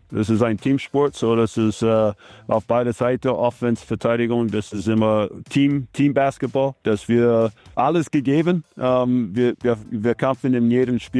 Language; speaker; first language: German; non-native, learner; English